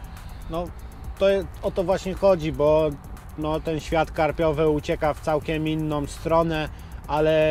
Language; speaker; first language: Polish; native; Polish